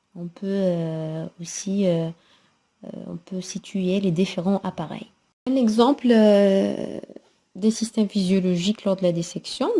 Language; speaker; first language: French; non-native, local second language; Arabic